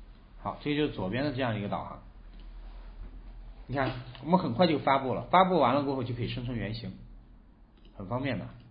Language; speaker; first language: Chinese; native; Chinese